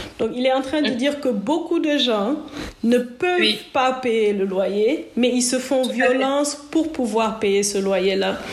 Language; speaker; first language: French; non-native, local second language; Wolof